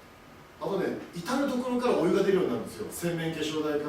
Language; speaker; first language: Japanese; native; Japanese